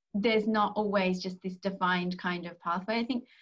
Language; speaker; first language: English; native; English